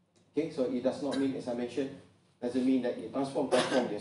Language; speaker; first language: English; non-native, local second language; Malay